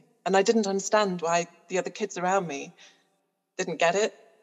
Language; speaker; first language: English; native; English